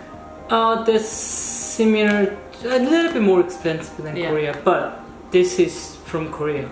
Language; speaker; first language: English; non-native, fluent; Korean